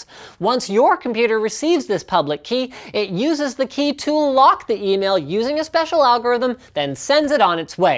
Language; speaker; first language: English; native; English